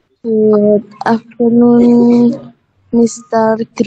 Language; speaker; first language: English; non-native, learner; Indonesian